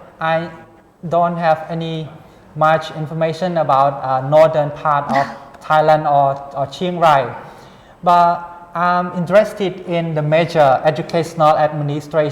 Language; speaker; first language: English; non-native, fluent; Khmer